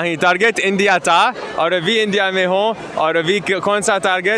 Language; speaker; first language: Hindi; non-native, learner; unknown